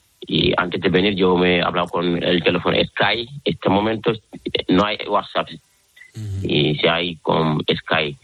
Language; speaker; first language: Spanish; non-native, learner; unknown